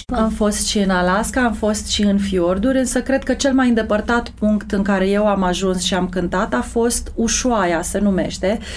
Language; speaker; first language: Romanian; native; Romanian